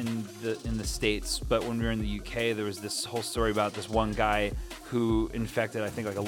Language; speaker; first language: English; native; English